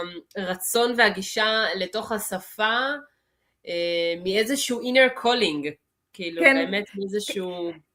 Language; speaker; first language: Hebrew; early bilingual, other home language; Russian